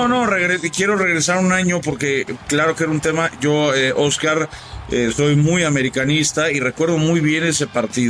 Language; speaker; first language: Spanish; native; Spanish